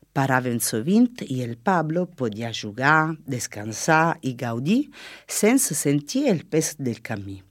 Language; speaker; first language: Catalan; non-native, learner; Italian